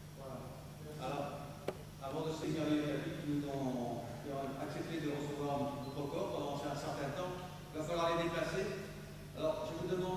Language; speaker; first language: French; native; French